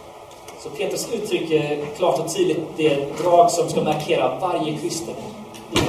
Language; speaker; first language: Swedish; non-native, fluent; English